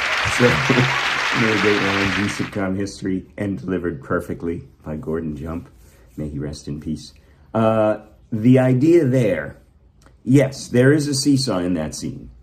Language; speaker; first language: English; native; English